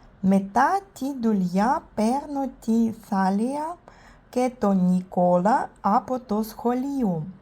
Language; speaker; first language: Greek; non-native, learner; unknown